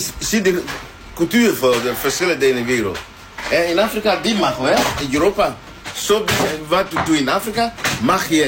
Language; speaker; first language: Dutch; non-native, learner; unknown